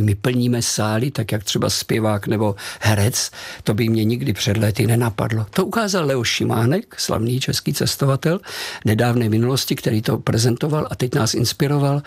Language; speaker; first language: Czech; native; Czech